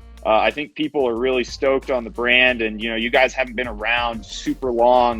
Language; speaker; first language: English; native; English